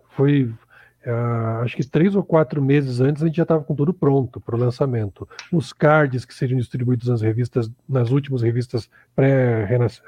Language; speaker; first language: Portuguese; native; Portuguese